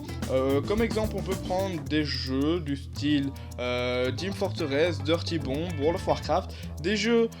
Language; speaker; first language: French; native; French